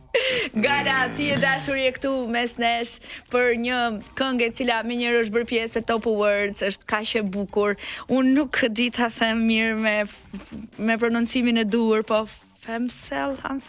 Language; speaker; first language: Albanian; native; Albanian